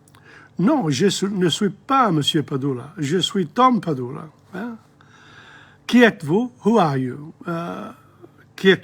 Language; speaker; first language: French; non-native, fluent; English